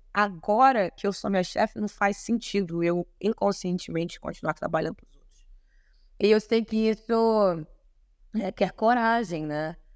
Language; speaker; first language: Portuguese; native; Portuguese